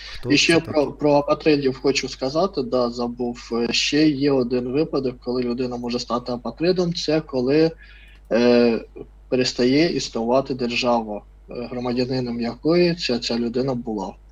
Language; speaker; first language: Ukrainian; non-native, fluent; Russian